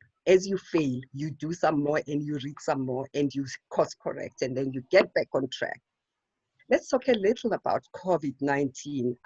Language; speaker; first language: English; non-native, local second language; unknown